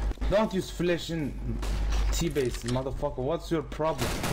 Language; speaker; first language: English; non-native, learner; Turkish